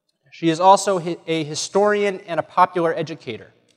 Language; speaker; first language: English; native; English